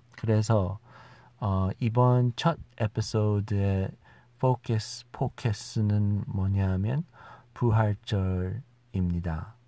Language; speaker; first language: Korean; non-native, fluent; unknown